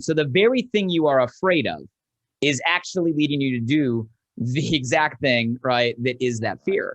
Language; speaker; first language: English; native; English